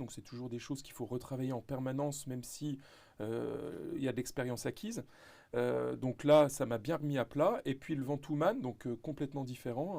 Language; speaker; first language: French; native; French